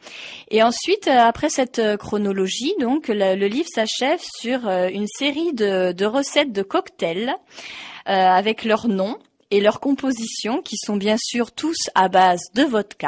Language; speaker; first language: French; native; French